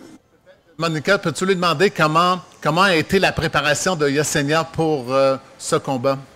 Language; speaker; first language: French; native; French